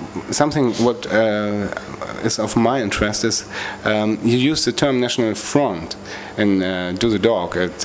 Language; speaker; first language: English; non-native, fluent; German